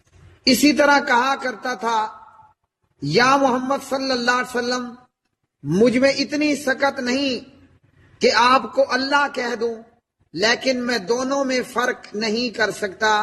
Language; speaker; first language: Urdu; native; Urdu